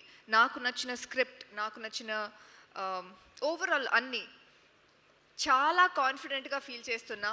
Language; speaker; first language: Telugu; non-native, local second language; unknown